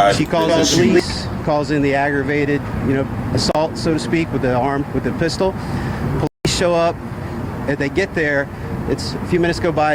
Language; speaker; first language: English; native; English